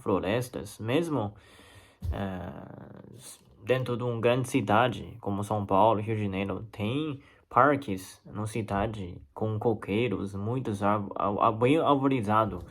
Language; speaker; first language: Portuguese; non-native, fluent; Chinese